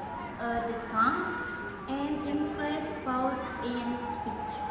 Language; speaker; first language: English; non-native, learner; Indonesian